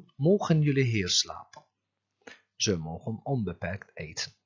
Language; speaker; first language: Dutch; non-native, fluent; Turkish